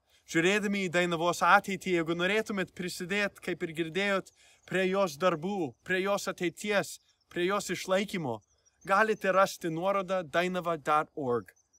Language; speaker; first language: Lithuanian; early bilingual, heritage; Lithuanian